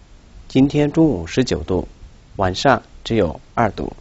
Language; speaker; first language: Chinese; non-native, local second language; Tibetan